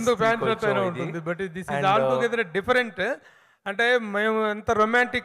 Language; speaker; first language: Telugu; native; Telugu